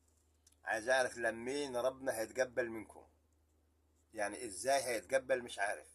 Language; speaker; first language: Arabic; native; Arabic